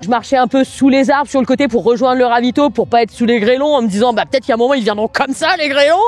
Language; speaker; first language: French; native; French